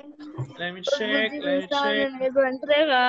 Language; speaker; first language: English; non-native, learner; Spanish